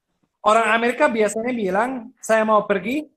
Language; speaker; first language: Indonesian; non-native, fluent; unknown